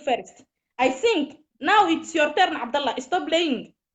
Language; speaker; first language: English; non-native, learner; Somali